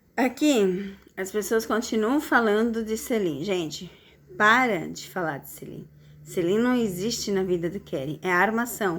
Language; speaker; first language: Portuguese; native; Portuguese